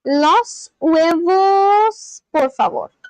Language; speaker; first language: Spanish; non-native, learner; English